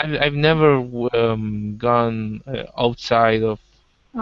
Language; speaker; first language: English; non-native, learner; Spanish